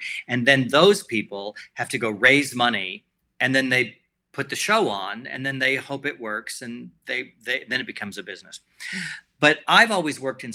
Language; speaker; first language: English; native; English